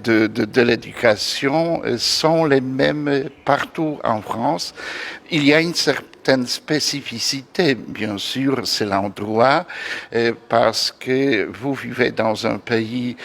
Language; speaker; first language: French; non-native, fluent; Polish